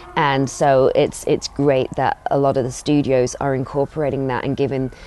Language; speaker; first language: English; native; English